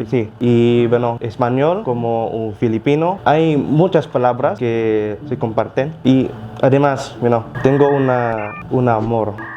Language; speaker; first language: Spanish; non-native, learner; Cebuano